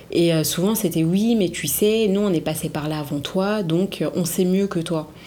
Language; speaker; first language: French; early bilingual, other home language; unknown